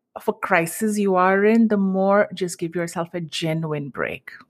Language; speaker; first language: English; non-native, local second language; Hindi